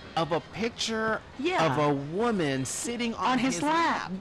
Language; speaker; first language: English; native; English